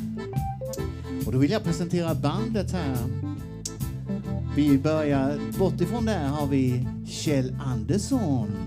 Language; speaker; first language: Swedish; native; Swedish